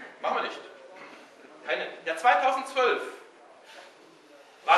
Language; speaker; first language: German; native; German